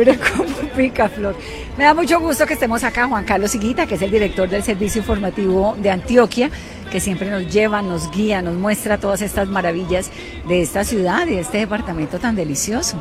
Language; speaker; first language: Spanish; native; Spanish